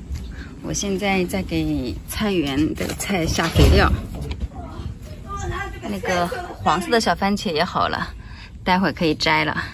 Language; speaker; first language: Chinese; native; Chinese